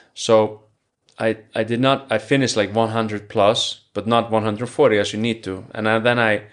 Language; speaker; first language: English; non-native, fluent; Icelandic